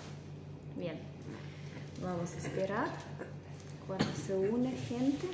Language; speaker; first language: Spanish; non-native, fluent; Russian